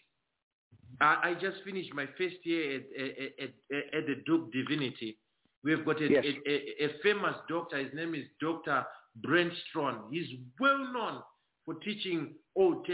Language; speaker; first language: English; non-native, local second language; Shona